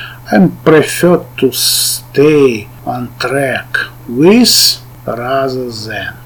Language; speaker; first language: English; non-native, learner; Russian